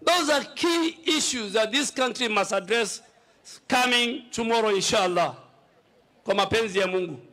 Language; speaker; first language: English; non-native, local second language; Somali